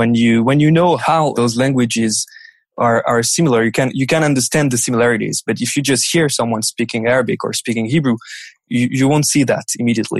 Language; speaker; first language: English; non-native, fluent; French